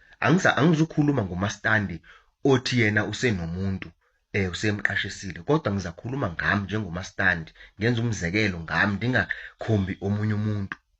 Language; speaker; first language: Zulu; native; Zulu